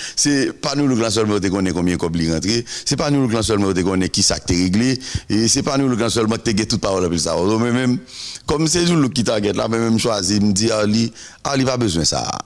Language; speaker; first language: French; non-native, local second language; Haitian Creole